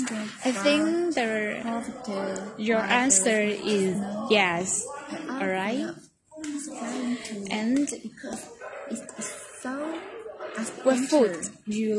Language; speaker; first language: English; non-native, learner; Vietnamese